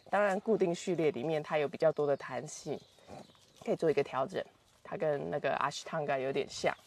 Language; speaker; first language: Chinese; native; Chinese